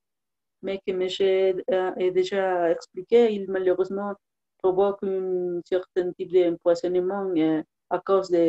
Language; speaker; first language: French; non-native, learner; Spanish